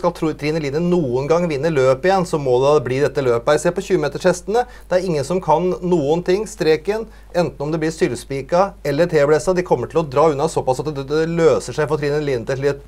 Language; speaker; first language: Norwegian; native; Norwegian